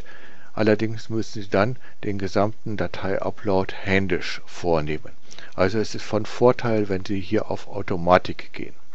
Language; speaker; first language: German; native; German